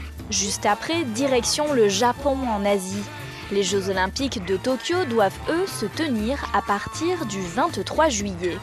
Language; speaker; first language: French; native; French